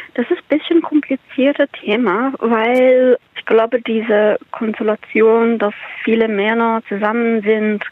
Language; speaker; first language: German; non-native, learner; Persian